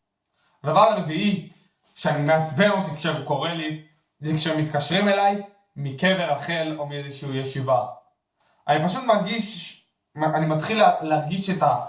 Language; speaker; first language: Hebrew; native; Hebrew